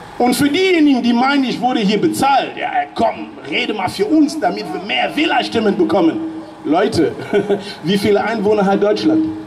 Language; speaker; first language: German; early bilingual, other home language; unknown